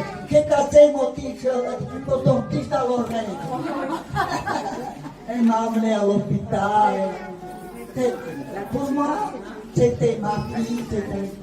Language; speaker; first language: French; non-native, fluent; Italian